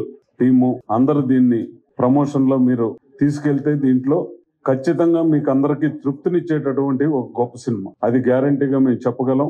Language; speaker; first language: Telugu; native; Telugu